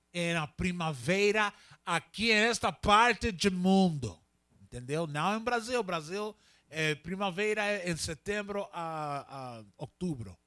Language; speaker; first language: Portuguese; non-native, learner; Spanish